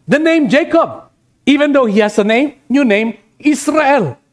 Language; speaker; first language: English; non-native, local second language; Filipino